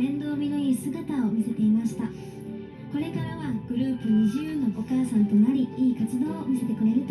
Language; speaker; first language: Japanese; native; Japanese